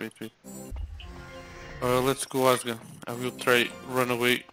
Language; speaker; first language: English; non-native, learner; Turkish